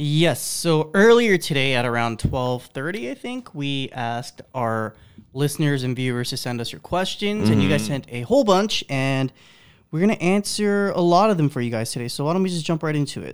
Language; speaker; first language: English; early bilingual, other home language; Korean